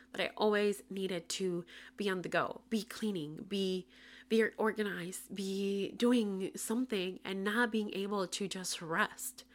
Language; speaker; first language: English; non-native, local second language; Spanish